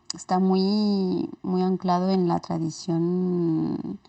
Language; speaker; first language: Spanish; non-native, fluent; Romanian